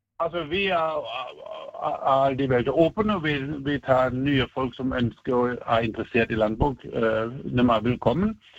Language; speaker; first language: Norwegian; non-native, fluent; German